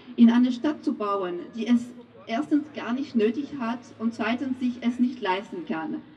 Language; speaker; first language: German; non-native, fluent; French